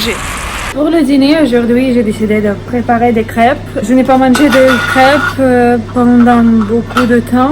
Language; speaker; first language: French; non-native, learner; Russian